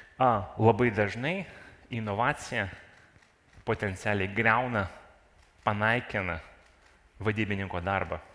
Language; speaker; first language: Lithuanian; non-native, local second language; Russian